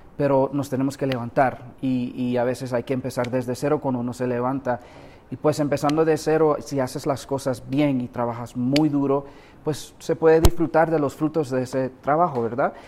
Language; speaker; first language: Spanish; early bilingual, heritage; Spanish